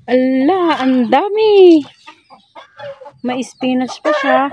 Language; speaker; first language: Filipino; non-native, local second language; Iloko